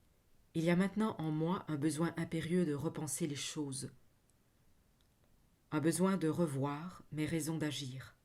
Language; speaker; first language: French; native; French